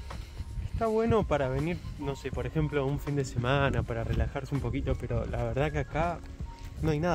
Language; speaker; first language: Spanish; native; Spanish